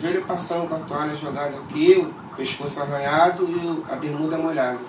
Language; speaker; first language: Portuguese; native; Portuguese